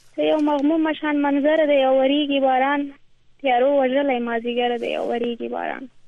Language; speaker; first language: Pashto; non-native, local second language; Persian